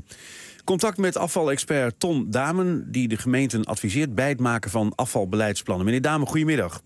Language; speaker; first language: Dutch; native; Dutch